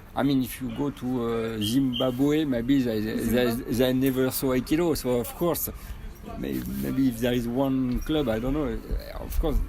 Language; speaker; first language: English; non-native, fluent; French